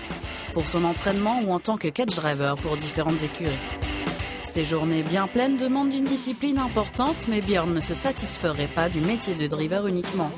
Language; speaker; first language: French; native; French